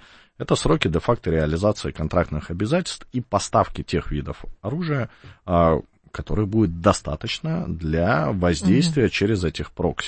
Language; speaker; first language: Russian; native; Russian